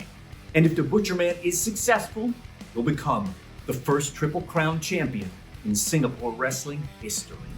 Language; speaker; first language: English; native; English